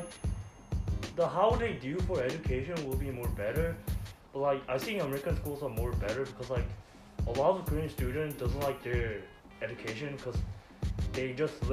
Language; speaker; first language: English; non-native, learner; Korean